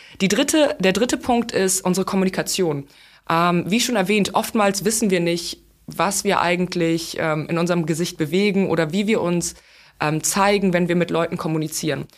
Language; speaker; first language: German; non-native, fluent; Russian